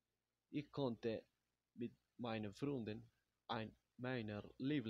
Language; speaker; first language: German; non-native, learner; Spanish